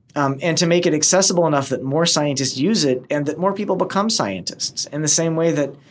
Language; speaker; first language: English; native; English